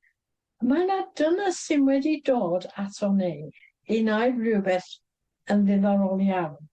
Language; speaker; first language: Welsh; non-native, fluent; English